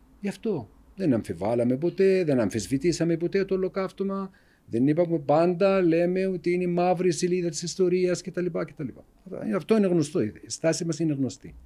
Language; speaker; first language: Greek; non-native, fluent; Arabic